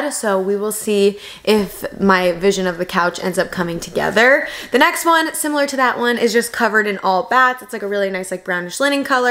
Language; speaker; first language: English; native; English